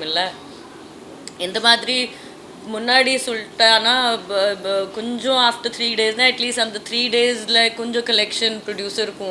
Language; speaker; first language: Tamil; non-native, fluent; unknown